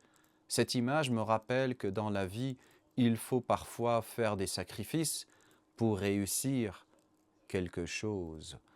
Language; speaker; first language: French; non-native, learner; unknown